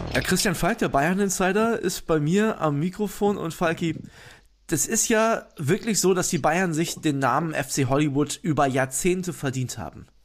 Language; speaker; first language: German; native; German